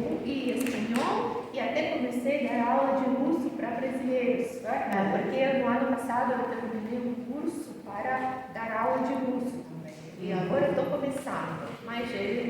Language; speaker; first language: Portuguese; non-native, fluent; Russian